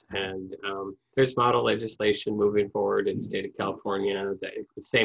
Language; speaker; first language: English; native; English